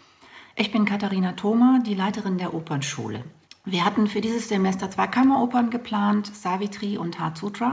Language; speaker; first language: German; native; German